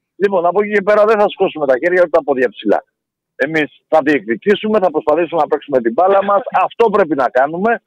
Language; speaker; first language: Greek; native; Greek